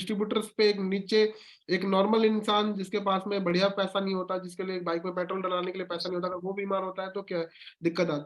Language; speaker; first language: Hindi; native; Hindi